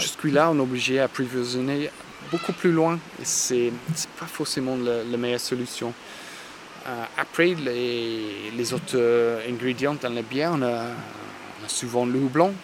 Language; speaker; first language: French; non-native, fluent; English